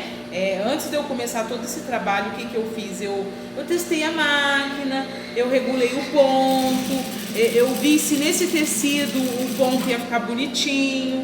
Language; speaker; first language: Portuguese; native; Portuguese